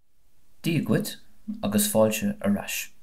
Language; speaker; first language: Irish; non-native, local second language; English